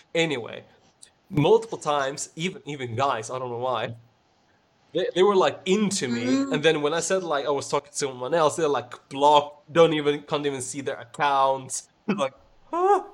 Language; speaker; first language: English; non-native, fluent; Swedish